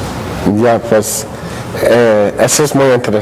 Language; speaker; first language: Spanish; non-native, fluent; English